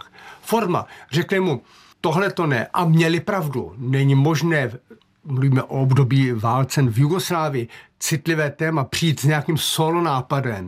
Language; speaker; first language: Czech; native; Czech